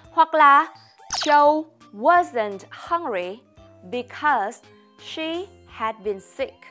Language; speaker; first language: English; non-native, fluent; Vietnamese